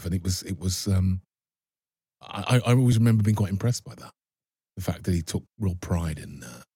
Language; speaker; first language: English; native; English